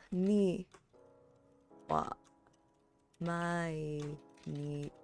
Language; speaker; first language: Japanese; non-native, learner; English